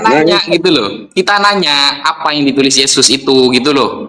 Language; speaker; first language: Indonesian; native; Indonesian